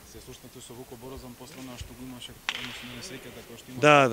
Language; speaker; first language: Macedonian; native; Macedonian